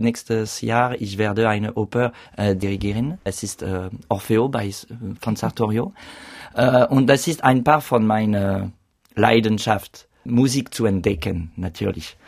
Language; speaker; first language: German; non-native, learner; French